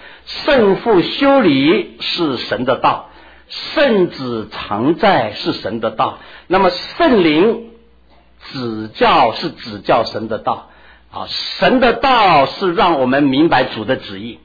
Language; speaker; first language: Chinese; native; Chinese